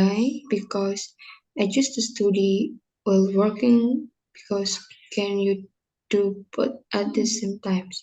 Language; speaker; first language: English; non-native, learner; Indonesian